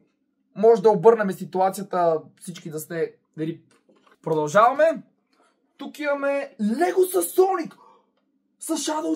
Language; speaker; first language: Bulgarian; native; Bulgarian